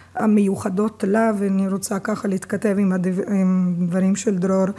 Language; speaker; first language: Hebrew; non-native, fluent; Italian